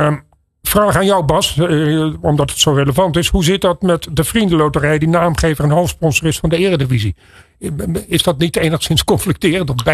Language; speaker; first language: Dutch; native; Dutch